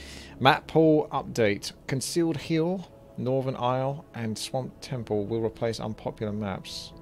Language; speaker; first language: English; native; English